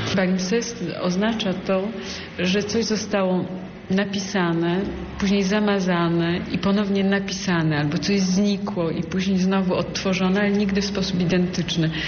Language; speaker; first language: Polish; early bilingual, heritage; Polish